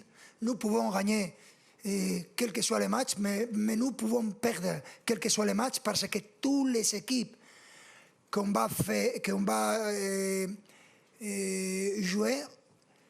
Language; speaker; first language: French; non-native, fluent; Spanish